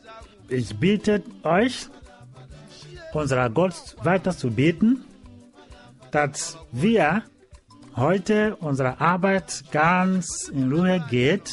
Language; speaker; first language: German; non-native, learner; Igbo